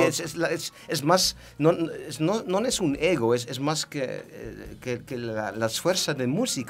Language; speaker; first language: Spanish; non-native, learner; Dutch